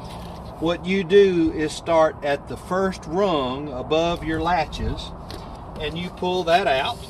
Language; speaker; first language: English; native; English